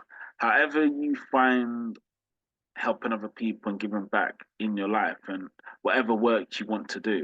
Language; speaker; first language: English; native; English